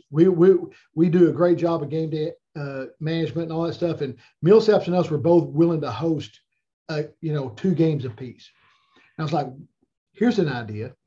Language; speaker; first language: English; native; English